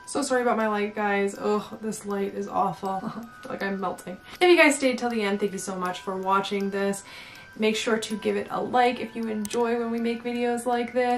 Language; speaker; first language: English; native; English